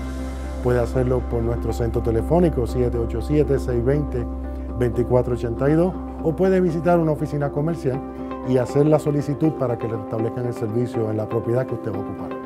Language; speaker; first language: Spanish; native; Spanish